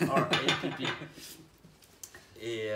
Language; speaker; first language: French; native; French